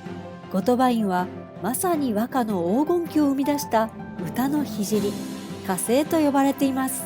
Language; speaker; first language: Japanese; native; Japanese